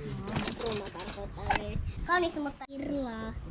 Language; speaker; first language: Finnish; early bilingual, other home language; Waray